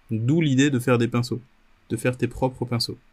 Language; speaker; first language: French; native; French